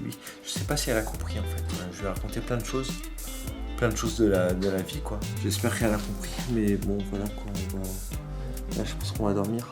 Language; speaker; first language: French; native; French